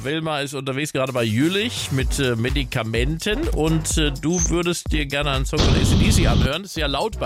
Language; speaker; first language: German; native; German